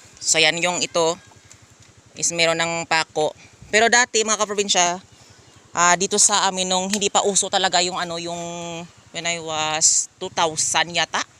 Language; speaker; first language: Filipino; non-native, local second language; Hiligaynon